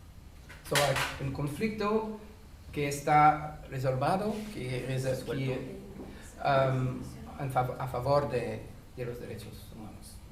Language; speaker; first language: Spanish; non-native, fluent; French